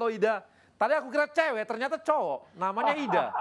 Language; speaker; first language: Indonesian; native; Indonesian